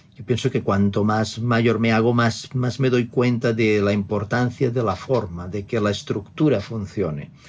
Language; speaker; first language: Spanish; non-native, local second language; Catalan